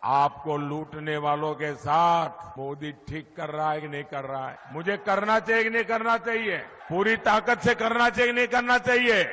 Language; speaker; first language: Hindi; non-native, local second language; Gujarati